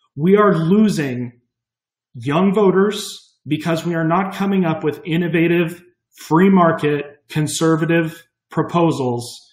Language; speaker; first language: English; native; English